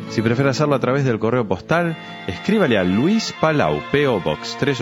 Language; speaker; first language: Spanish; native; Spanish